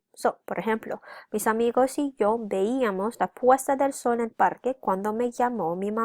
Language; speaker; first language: Spanish; non-native, fluent; English